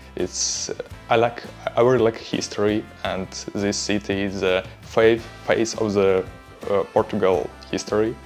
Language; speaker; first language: English; non-native, learner; Russian